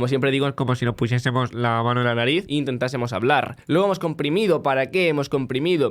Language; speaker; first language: Spanish; native; Spanish